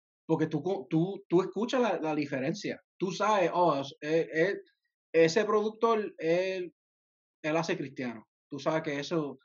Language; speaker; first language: Spanish; early bilingual, heritage; Spanish